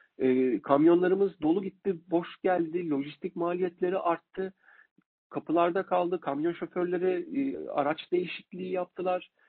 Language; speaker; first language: Turkish; native; Turkish